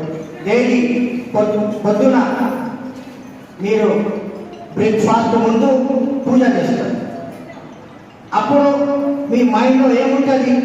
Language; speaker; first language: Telugu; non-native, local second language; Urdu